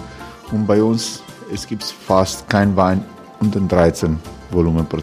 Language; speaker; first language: German; non-native, learner; Croatian